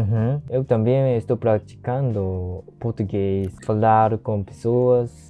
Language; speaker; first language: Portuguese; non-native, learner; Japanese